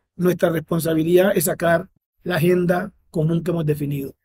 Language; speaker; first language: Spanish; native; Spanish